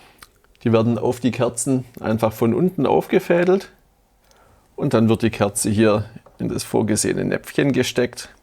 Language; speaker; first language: German; native; German